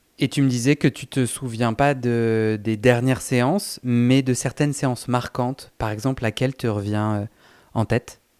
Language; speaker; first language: French; native; French